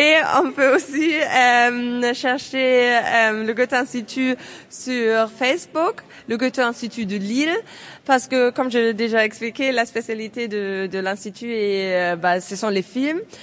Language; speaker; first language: French; non-native, fluent; German